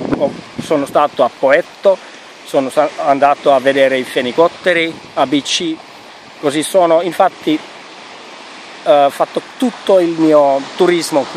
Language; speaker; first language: Italian; non-native, fluent; Finnish